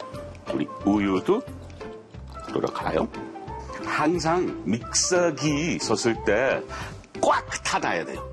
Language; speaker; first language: Korean; non-native, fluent; English